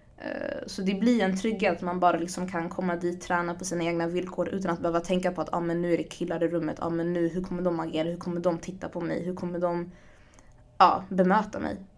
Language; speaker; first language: Swedish; early bilingual, other home language; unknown